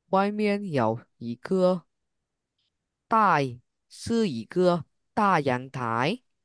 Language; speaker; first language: Chinese; non-native, learner; Vietnamese